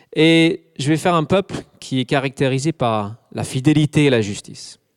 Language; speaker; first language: French; non-native, fluent; English